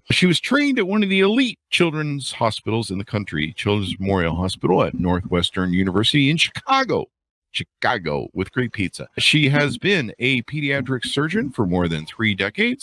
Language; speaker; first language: English; native; English